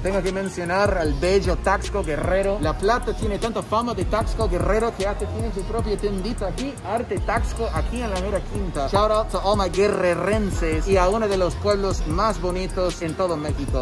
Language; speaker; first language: Spanish; non-native, fluent; English